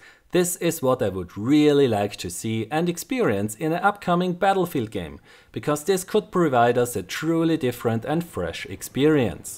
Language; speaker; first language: English; non-native, fluent; German